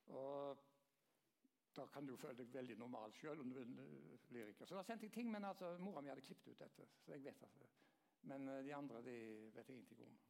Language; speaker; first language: Norwegian; native; Norwegian